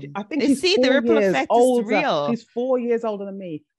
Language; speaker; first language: English; native; English